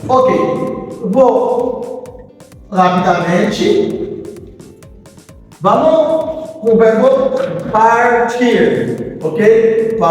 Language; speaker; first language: Portuguese; non-native, fluent; Haitian Creole